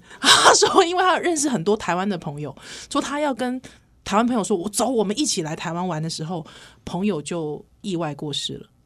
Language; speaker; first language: Chinese; native; Chinese